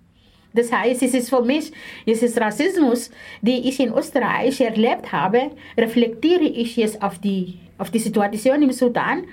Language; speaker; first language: German; non-native, fluent; Arabic